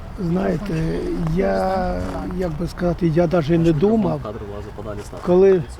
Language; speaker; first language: Ukrainian; non-native, local second language; Russian